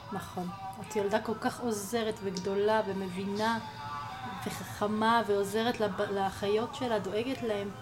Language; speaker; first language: Hebrew; native; Hebrew